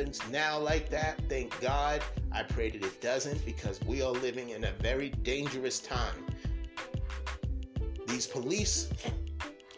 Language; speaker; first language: English; native; English